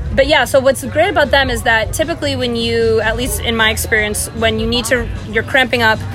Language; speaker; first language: English; native; English